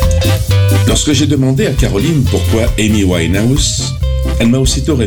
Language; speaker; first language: French; native; French